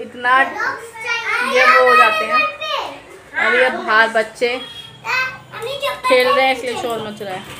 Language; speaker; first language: Hindi; native; Hindi